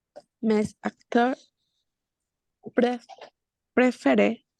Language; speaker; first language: French; non-native, learner; Spanish